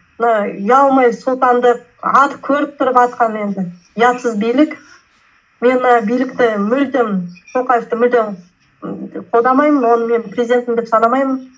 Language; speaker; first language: Kazakh; native; Kazakh